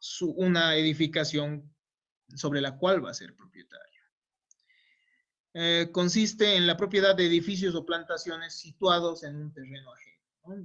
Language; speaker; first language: Spanish; native; Spanish